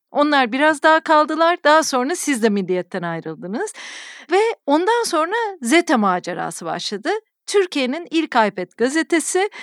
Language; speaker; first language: Turkish; native; Turkish